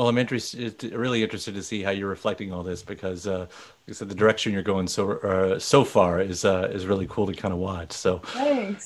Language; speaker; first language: English; native; English